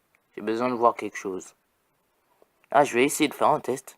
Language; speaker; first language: French; native; French